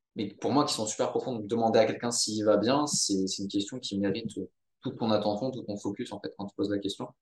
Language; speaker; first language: French; native; French